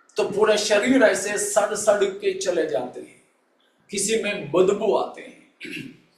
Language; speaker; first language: Hindi; non-native, local second language; Malayalam